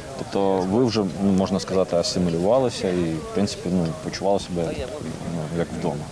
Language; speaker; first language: Ukrainian; native; Ukrainian